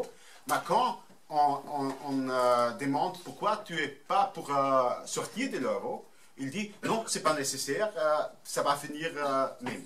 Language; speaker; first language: French; non-native, fluent; German